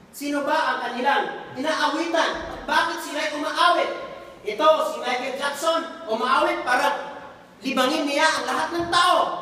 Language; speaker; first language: Filipino; non-native, local second language; Cebuano